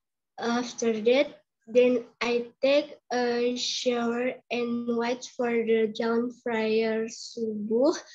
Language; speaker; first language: English; non-native, learner; Indonesian